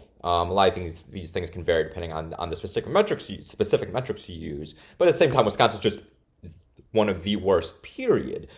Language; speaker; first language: English; native; English